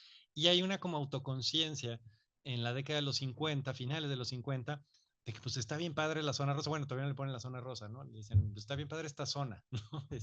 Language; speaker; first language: Spanish; native; Spanish